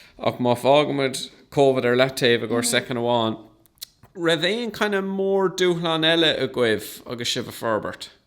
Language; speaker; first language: Irish; non-native, local second language; English